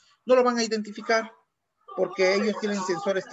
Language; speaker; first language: Spanish; native; Spanish